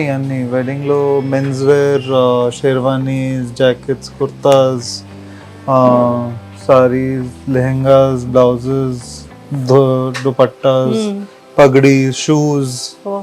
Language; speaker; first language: Telugu; non-native, local second language; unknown